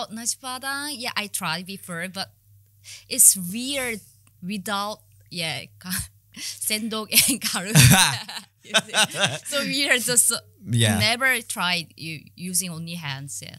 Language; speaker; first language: English; non-native, learner; Korean